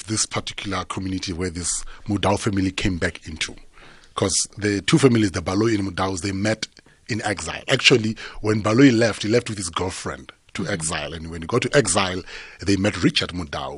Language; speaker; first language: English; non-native, local second language; Tsonga